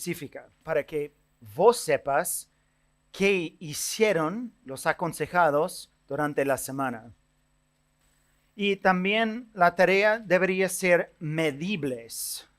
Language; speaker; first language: Spanish; non-native, fluent; English